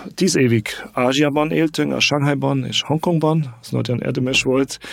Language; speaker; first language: Hungarian; non-native, learner; German